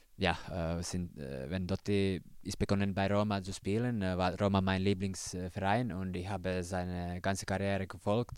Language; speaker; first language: German; non-native, learner; Finnish